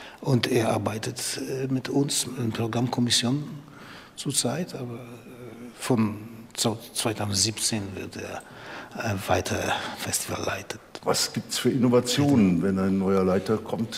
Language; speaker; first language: German; non-native, learner; Polish